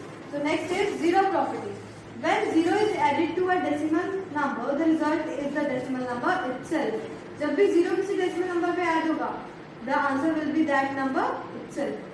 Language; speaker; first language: English; non-native, local second language; Hindi